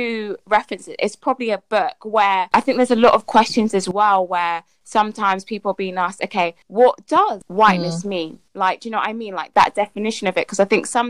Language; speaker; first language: English; native; English